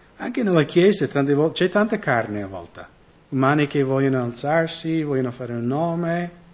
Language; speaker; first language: Italian; non-native, fluent; English